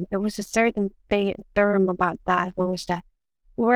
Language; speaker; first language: English; non-native, local second language; Iloko